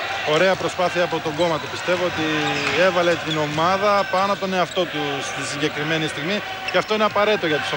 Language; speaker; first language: Greek; native; Greek